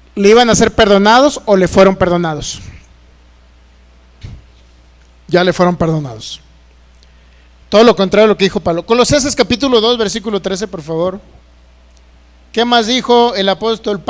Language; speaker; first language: Spanish; native; Spanish